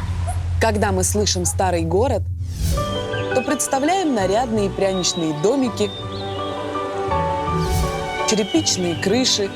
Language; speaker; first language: Russian; native; Russian